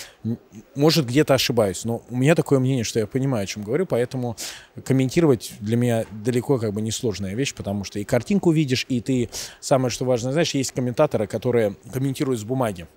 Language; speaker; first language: Russian; native; Russian